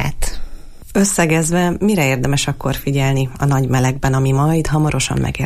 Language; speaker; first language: Hungarian; native; Hungarian